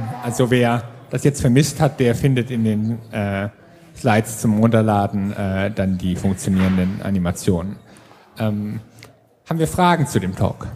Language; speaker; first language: German; native; German